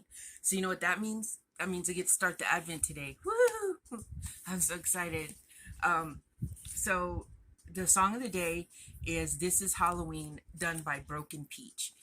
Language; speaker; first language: English; native; English